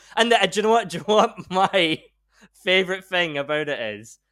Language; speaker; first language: English; native; English